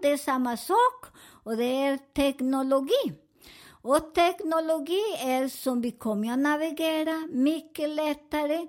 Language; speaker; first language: Swedish; non-native, learner; Spanish